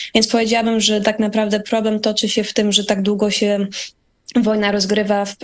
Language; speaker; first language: Polish; early bilingual, heritage; Polish